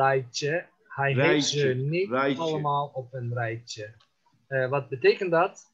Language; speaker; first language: Dutch; non-native, fluent; Turkish